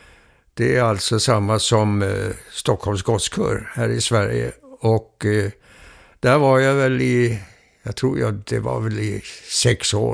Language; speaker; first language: Swedish; early bilingual, heritage; Danish